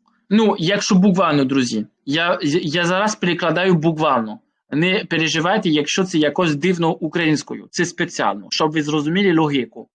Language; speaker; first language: Ukrainian; non-native, fluent; French